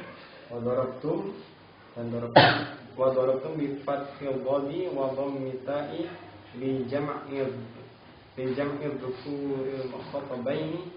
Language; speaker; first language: Arabic; non-native, learner; Indonesian